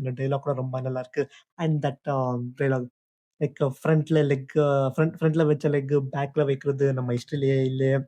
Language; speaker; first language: Tamil; non-native, learner; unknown